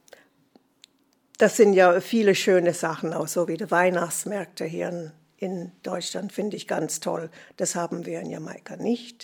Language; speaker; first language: German; non-native, fluent; English